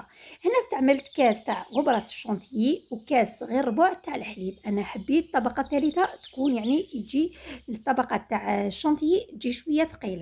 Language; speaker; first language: Arabic; native; Arabic